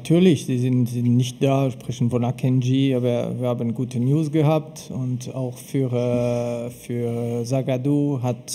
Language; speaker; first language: German; non-native, local second language; French